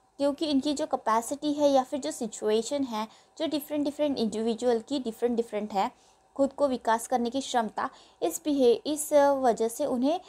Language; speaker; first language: Hindi; non-native, local second language; Marathi